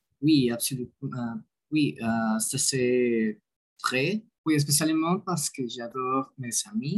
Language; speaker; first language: French; non-native, learner; Spanish